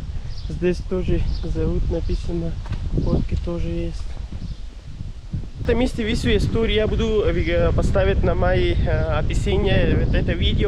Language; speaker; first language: Russian; non-native, learner; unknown